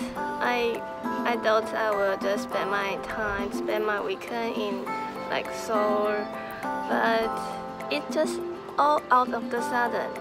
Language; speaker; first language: English; non-native, learner; Chinese